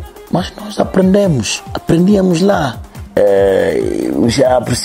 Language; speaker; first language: Portuguese; non-native, local second language; Upper Guinea Crioulo